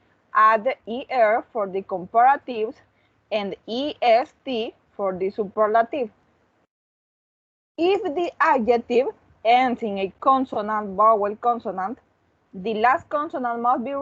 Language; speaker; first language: English; non-native, learner; Spanish